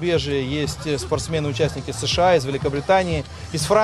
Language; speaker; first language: Russian; native; Russian